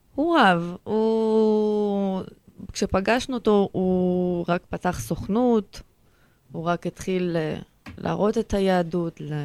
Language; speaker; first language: Hebrew; early bilingual, other home language; Russian